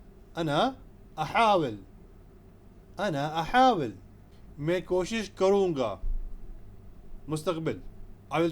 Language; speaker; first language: Arabic; non-native, fluent; Urdu